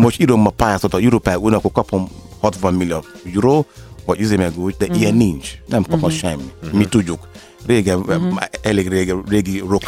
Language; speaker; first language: Hungarian; non-native, learner; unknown